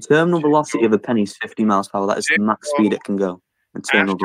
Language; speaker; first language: English; native; English